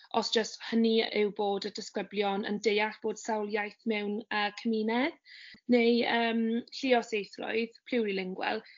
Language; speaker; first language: Welsh; non-native, learner; English